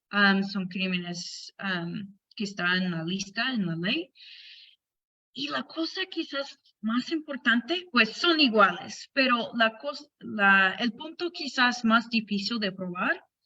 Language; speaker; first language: Spanish; non-native, fluent; English